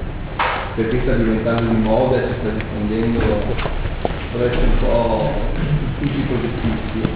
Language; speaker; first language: Italian; native; Italian